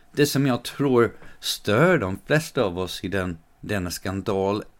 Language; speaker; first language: Swedish; non-native, fluent; English